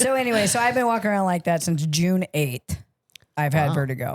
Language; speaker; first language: English; native; English